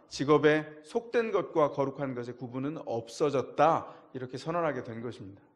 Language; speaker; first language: Korean; native; Korean